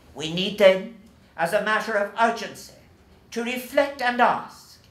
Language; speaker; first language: English; native; English